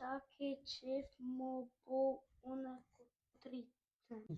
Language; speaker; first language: Albanian; early bilingual, heritage; Albanian